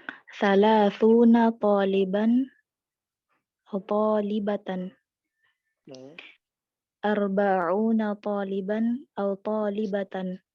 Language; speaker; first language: Arabic; non-native, learner; Indonesian